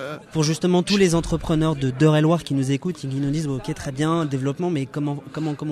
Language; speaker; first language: French; native; French